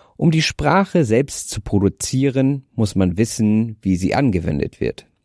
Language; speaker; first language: German; native; German